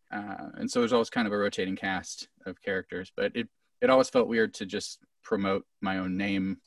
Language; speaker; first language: English; native; English